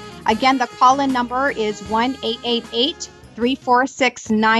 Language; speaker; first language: English; native; English